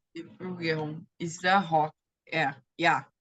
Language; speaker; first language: German; non-native, learner; Portuguese